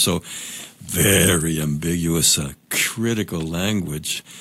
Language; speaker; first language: English; non-native, local second language; Spanish